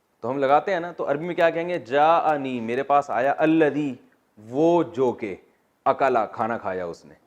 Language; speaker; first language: Urdu; native; Urdu